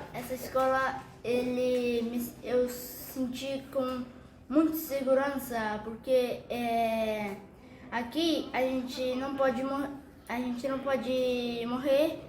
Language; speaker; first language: Portuguese; non-native, learner; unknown